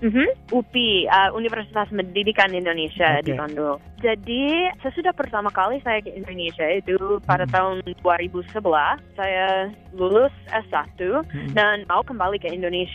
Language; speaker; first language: Indonesian; non-native, fluent; English